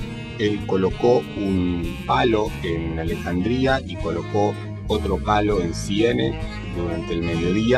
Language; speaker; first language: Spanish; native; Spanish